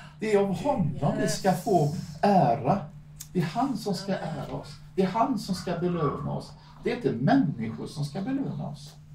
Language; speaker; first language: Swedish; native; Swedish